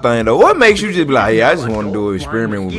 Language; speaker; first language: English; native; English